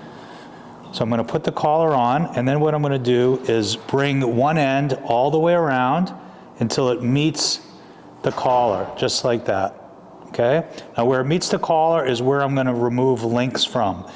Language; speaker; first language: English; native; English